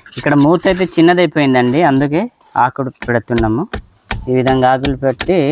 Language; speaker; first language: Telugu; non-native, local second language; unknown